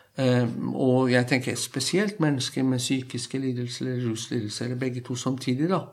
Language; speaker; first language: Norwegian; non-native, fluent; Persian